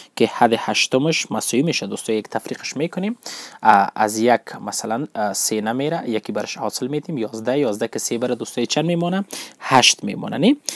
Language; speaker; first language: Persian; non-native, local second language; Pashto